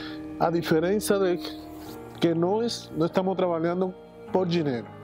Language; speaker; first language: Portuguese; non-native, fluent; Spanish